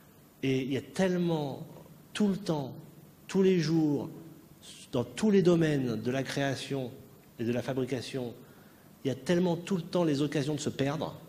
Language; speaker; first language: French; native; French